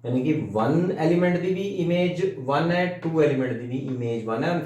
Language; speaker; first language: Hindi; non-native, local second language; Punjabi